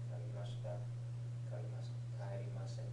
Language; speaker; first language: Japanese; non-native, learner; English